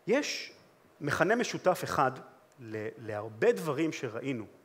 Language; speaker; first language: Hebrew; native; Hebrew